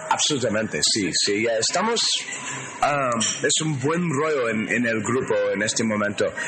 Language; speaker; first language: Spanish; non-native, learner; English